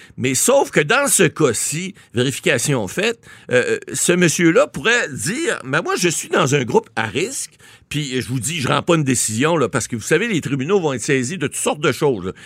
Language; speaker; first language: French; native; French